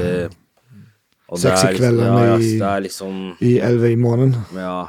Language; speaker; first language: Norwegian; non-native, learner; German